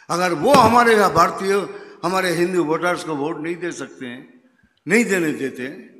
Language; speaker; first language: Hindi; non-native, local second language; Bangla